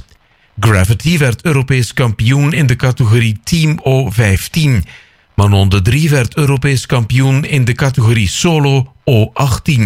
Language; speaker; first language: Dutch; native; Dutch